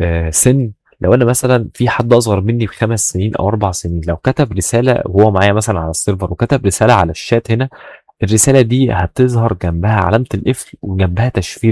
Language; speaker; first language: Arabic; native; Arabic